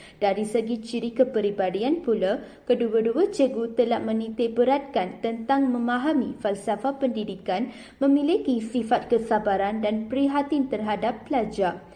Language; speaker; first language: Malay; non-native, local second language; Tamil